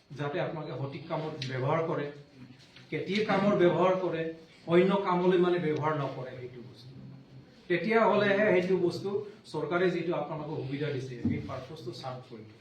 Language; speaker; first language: Assamese; non-native, local second language; Bangla